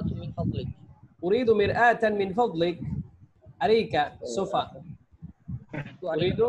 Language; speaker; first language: Arabic; non-native, fluent; Bangla